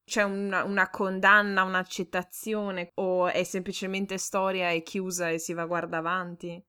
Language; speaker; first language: Italian; native; Italian